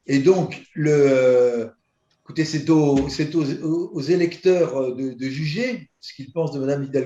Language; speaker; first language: French; native; French